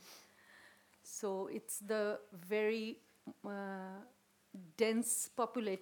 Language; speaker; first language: English; non-native, local second language; Bangla